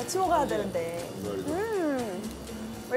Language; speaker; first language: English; non-native, fluent; Russian